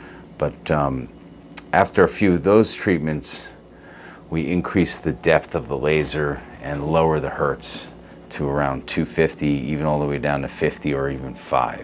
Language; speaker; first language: English; native; English